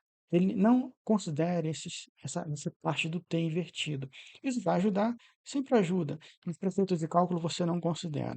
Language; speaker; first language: Portuguese; native; Portuguese